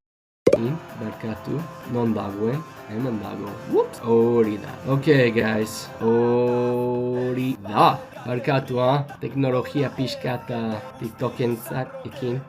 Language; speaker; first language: Basque; non-native, learner; English